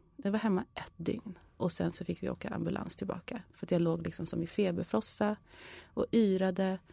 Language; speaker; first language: Swedish; early bilingual, other home language; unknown